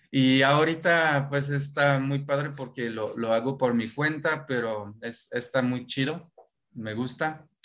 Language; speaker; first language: Spanish; non-native, fluent; French